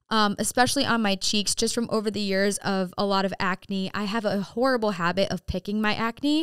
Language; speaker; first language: English; native; English